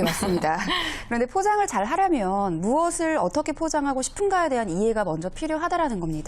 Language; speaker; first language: Korean; native; Korean